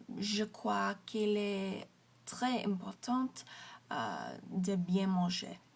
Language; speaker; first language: French; non-native, learner; English